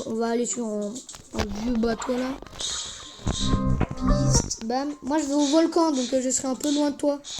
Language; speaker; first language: French; native; French